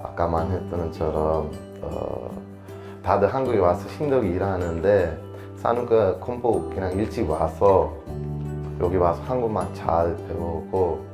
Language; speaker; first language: Korean; non-native, learner; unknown